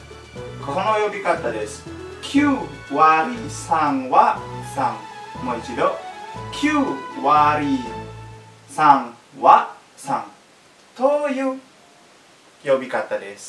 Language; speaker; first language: Japanese; non-native, learner; Indonesian